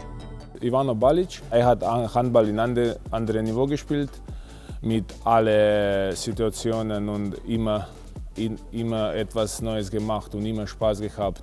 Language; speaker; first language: German; non-native, fluent; Slovenian